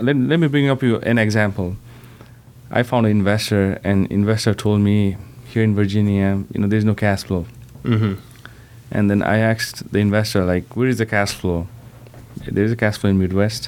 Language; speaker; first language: English; non-native, local second language; Nepali